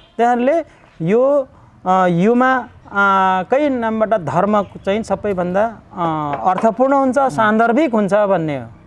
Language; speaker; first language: Nepali; non-native, local second language; Limbu